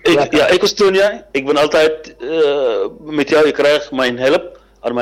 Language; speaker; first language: Dutch; non-native, learner; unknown